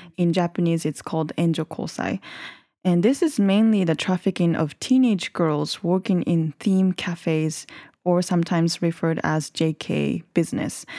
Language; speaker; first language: English; non-native, fluent; Japanese